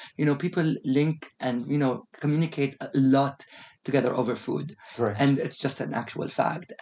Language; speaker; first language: English; non-native, fluent; Arabic